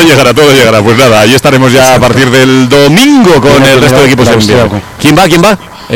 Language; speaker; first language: Spanish; native; Spanish